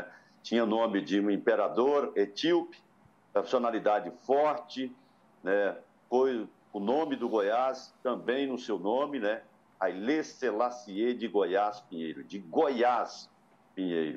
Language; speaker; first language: Portuguese; native; Portuguese